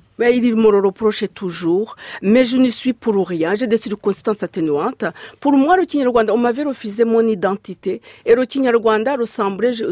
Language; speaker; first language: French; non-native, local second language; Kinyarwanda